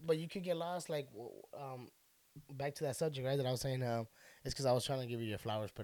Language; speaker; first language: English; early bilingual, other home language; Spanish